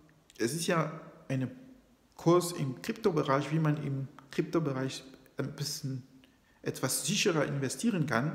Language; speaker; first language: German; non-native, fluent; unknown